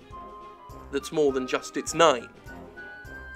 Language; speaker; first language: English; native; English